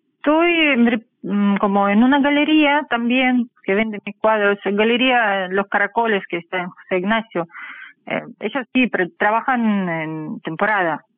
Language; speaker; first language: Spanish; non-native, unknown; Russian